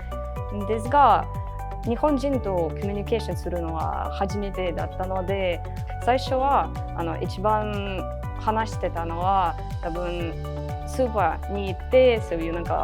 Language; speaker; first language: Japanese; non-native, fluent; Ukrainian